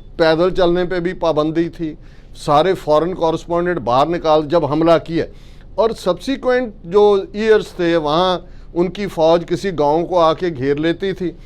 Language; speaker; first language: Urdu; non-native, local second language; Punjabi